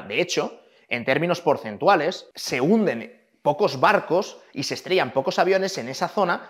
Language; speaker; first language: Spanish; native; Spanish